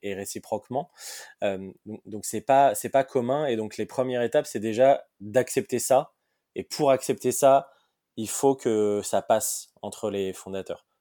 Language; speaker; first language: French; native; French